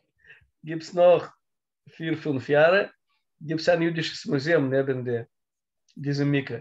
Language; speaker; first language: German; non-native, learner; Russian